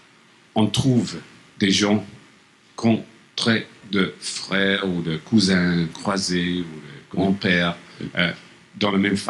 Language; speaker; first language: French; non-native, fluent; English